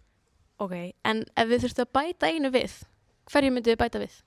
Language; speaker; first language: Icelandic; native; Icelandic